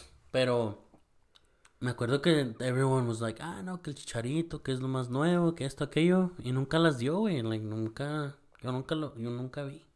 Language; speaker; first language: Spanish; early bilingual, heritage; Spanish